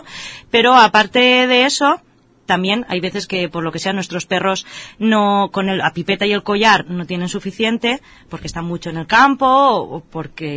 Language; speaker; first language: Spanish; native; Spanish